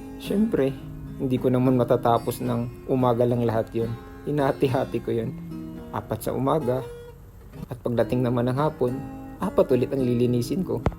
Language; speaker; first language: Filipino; native; Filipino